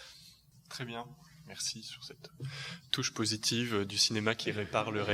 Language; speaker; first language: French; native; French